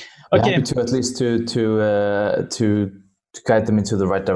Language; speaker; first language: English; non-native, fluent; Danish